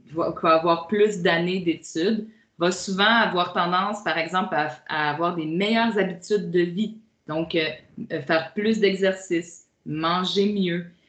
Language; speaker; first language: French; native; French